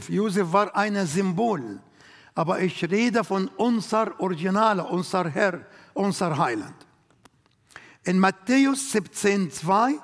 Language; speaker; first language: German; non-native, learner; Arabic